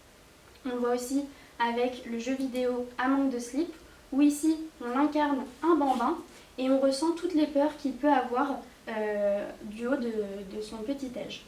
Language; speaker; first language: French; native; French